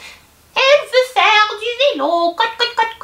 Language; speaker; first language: French; native; French